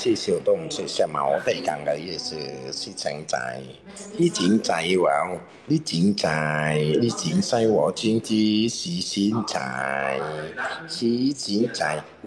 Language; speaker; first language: Chinese; non-native, learner; Indonesian